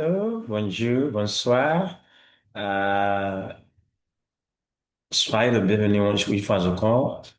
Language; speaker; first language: French; non-native, fluent; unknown